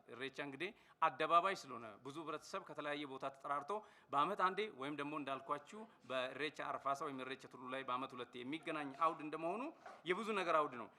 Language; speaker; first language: Amharic; non-native, local second language; Oromo